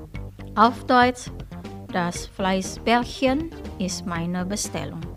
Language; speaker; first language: German; non-native, fluent; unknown